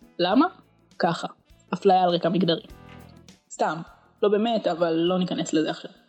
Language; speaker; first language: Hebrew; native; Hebrew